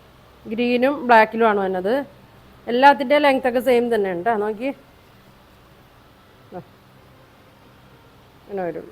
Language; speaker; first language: Malayalam; native; Malayalam